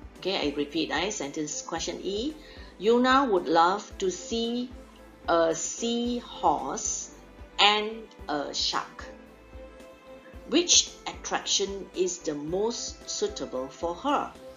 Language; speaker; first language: English; non-native, local second language; Chinese